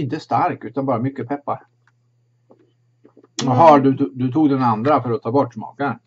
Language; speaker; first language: Swedish; native; Swedish